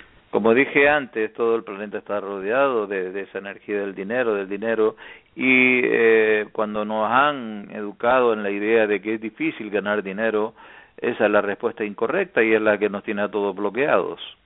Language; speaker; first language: Spanish; native; Spanish